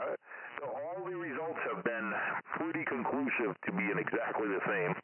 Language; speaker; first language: English; native; English